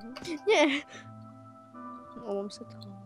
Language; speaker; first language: Czech; non-native, local second language; Slovak